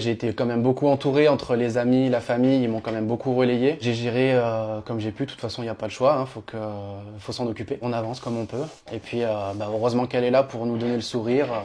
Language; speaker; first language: French; native; French